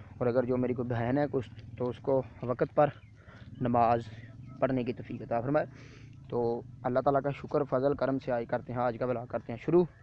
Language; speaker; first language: Urdu; non-native, local second language; Punjabi